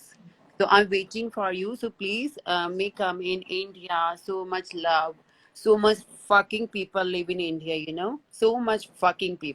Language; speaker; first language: English; non-native, learner; Hindi